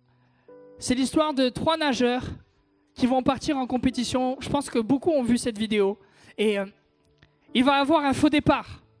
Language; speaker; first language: French; native; French